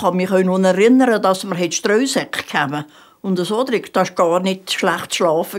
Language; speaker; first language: German; native; German